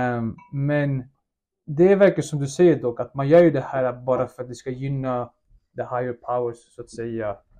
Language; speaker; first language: Swedish; early bilingual, other home language; Russian